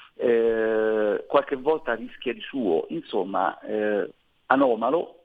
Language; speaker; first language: Italian; native; Italian